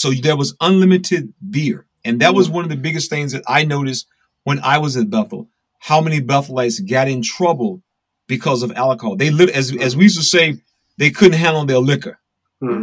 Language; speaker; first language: English; native; English